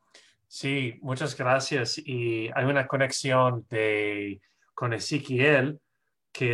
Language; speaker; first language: Spanish; non-native, fluent; English